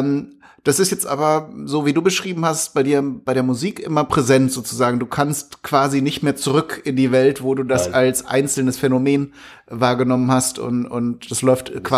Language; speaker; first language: German; native; German